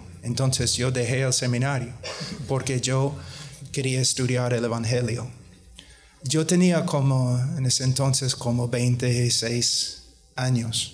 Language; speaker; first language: Spanish; non-native, fluent; English